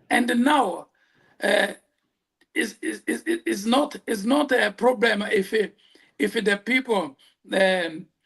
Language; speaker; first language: English; non-native, local second language; Portuguese